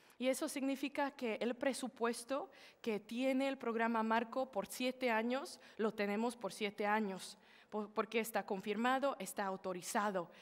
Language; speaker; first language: Spanish; non-native, fluent; Slovak